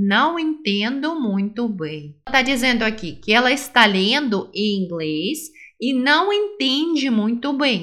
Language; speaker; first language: Portuguese; non-native, fluent; Russian